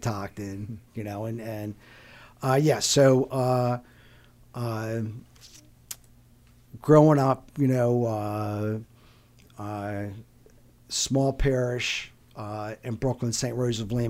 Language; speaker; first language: English; native; English